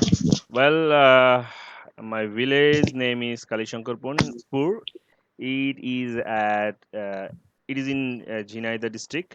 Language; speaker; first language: English; non-native, learner; Bangla